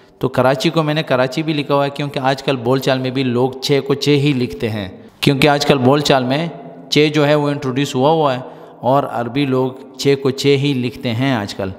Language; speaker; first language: Urdu; non-native, local second language; Pashto